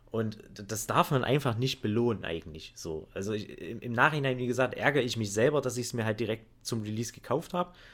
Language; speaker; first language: German; native; German